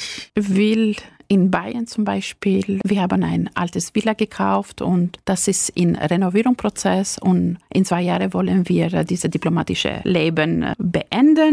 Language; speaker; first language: German; non-native, fluent; Albanian